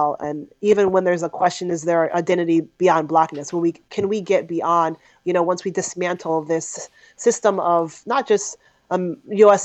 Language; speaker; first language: English; native; English